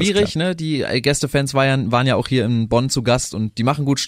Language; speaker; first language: German; native; German